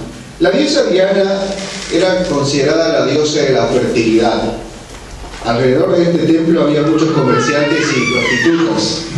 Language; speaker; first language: Spanish; non-native, fluent; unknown